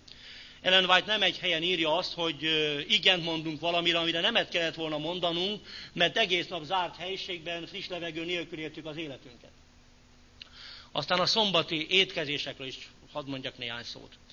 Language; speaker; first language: Hungarian; native; Hungarian